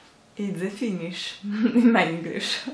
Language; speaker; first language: English; non-native, learner; Russian